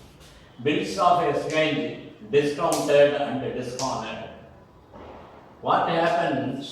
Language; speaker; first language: English; non-native, local second language; Tamil